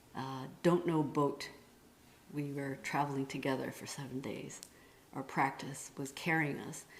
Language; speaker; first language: English; non-native, fluent; Korean